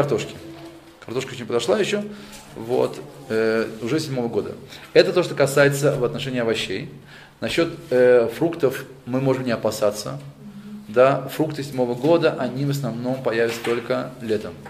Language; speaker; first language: Russian; native; Russian